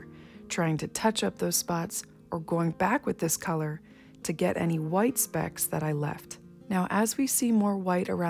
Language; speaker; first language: English; native; English